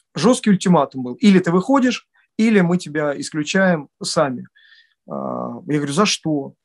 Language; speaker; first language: Russian; native; Russian